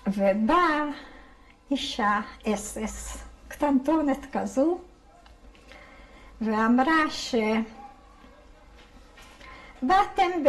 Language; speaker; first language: Hebrew; non-native, fluent; Hungarian